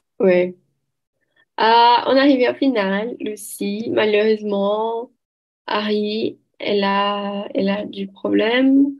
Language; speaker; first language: French; non-native, learner; Portuguese